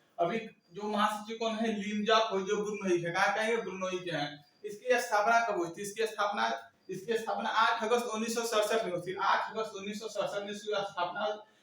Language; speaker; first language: Hindi; native; Hindi